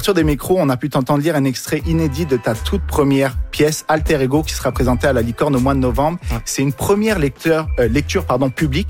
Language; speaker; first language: French; native; French